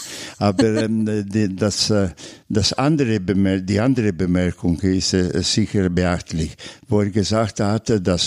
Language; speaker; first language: German; non-native, fluent; Italian